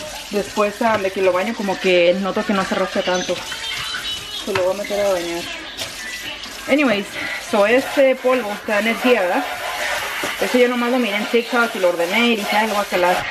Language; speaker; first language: Spanish; early bilingual, heritage; Spanish